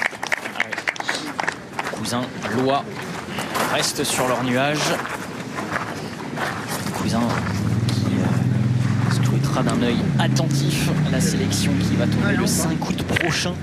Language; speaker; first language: French; native; French